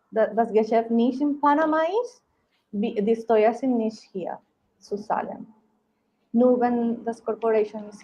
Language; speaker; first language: German; non-native, learner; Spanish